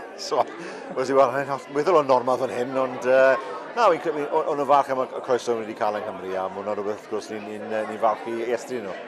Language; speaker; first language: Welsh; native; Welsh